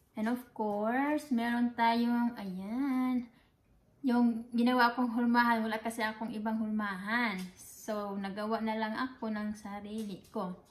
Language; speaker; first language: Filipino; non-native, local second language; Cebuano